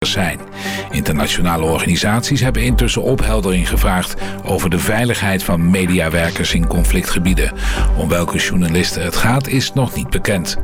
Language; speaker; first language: Dutch; native; Dutch